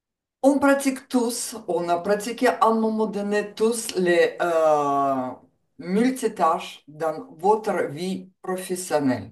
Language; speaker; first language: French; non-native, fluent; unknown